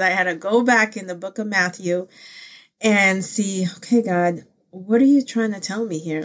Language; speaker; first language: English; early bilingual, other home language; Pangasinan